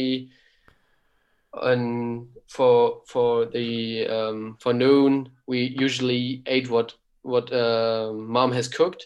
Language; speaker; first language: English; non-native, fluent; German